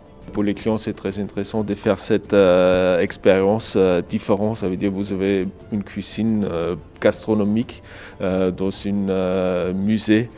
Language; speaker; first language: French; non-native, fluent; German